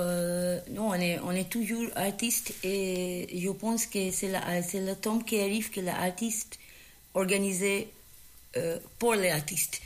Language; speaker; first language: French; non-native, learner; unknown